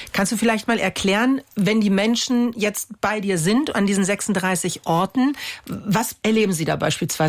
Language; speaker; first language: German; native; German